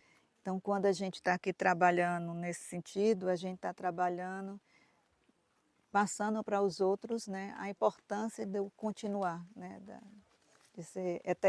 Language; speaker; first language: Portuguese; native; Portuguese